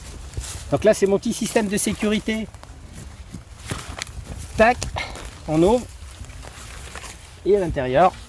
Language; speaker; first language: French; native; French